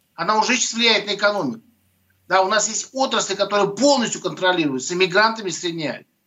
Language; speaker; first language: Russian; native; Russian